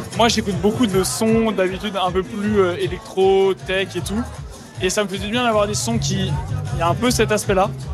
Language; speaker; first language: French; native; French